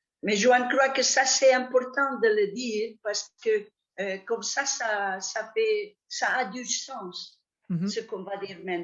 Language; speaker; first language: French; non-native, fluent; Catalan